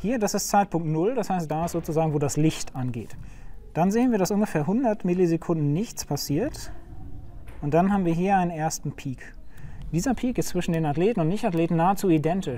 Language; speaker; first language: German; native; German